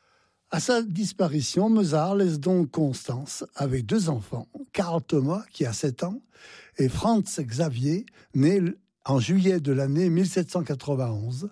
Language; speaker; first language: French; native; French